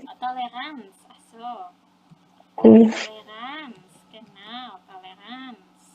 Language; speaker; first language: German; non-native, fluent; Indonesian